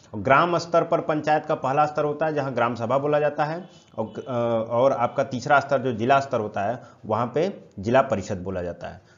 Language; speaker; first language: Hindi; native; Hindi